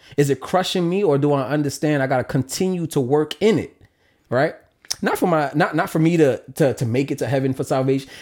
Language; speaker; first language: English; native; English